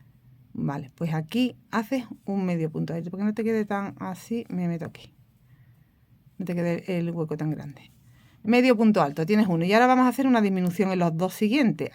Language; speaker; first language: Spanish; native; Spanish